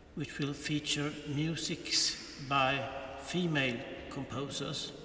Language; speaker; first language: English; non-native, fluent; Swedish